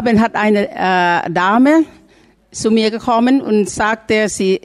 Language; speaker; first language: German; non-native, learner; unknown